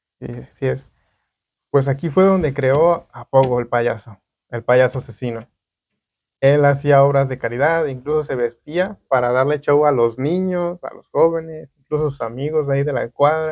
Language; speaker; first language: Spanish; native; Spanish